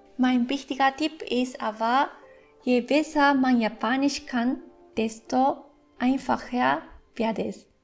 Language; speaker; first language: German; non-native, fluent; Japanese